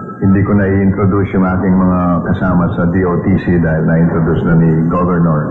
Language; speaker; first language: Filipino; non-native, local second language; Pampanga